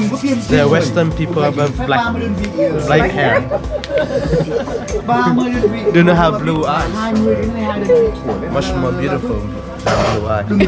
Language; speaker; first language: English; non-native, learner; Vietnamese